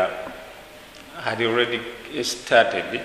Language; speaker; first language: English; non-native, local second language; Swahili